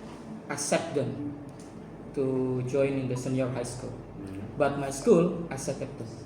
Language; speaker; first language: English; non-native, fluent; Indonesian